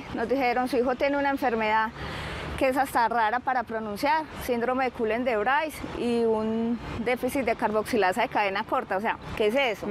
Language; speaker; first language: Spanish; native; Spanish